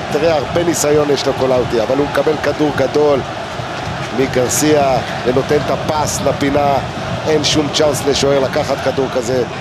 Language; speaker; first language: Hebrew; native; Hebrew